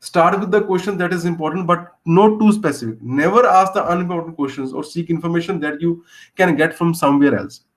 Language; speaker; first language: English; non-native, local second language; Punjabi